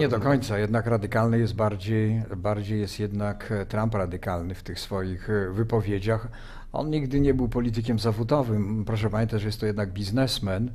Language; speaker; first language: Polish; native; Polish